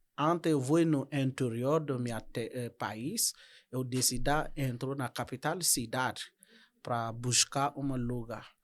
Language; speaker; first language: Portuguese; non-native, learner; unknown